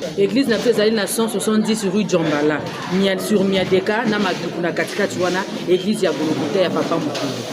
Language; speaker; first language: Lingala; native; Lingala